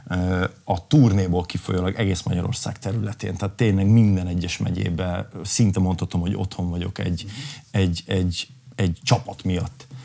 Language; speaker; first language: Hungarian; native; Hungarian